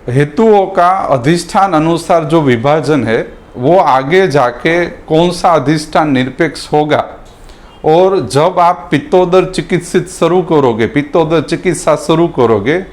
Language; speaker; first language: Hindi; non-native, local second language; Gujarati